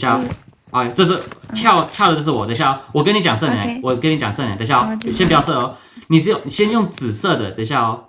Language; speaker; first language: Chinese; early bilingual, heritage; Chinese